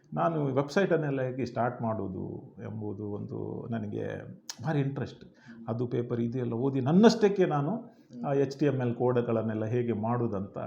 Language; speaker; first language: Kannada; non-native, local second language; Konkani